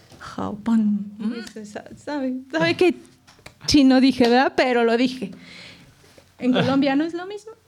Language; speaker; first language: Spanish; native; Spanish